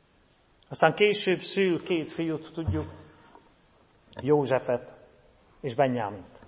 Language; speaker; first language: Hungarian; native; Hungarian